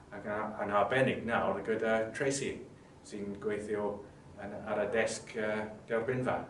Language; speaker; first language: Welsh; non-native, local second language; English